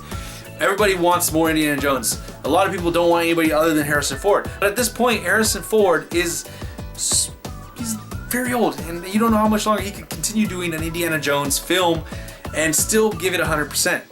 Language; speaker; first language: English; native; English